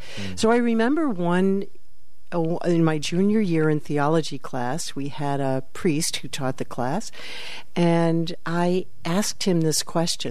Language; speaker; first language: English; native; English